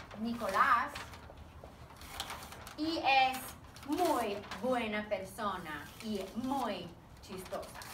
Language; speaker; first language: Spanish; non-native, fluent; English